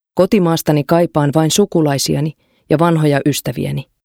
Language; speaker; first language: Finnish; non-native, fluent; Persian